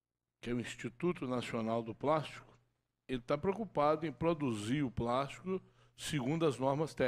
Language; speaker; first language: Portuguese; native; Portuguese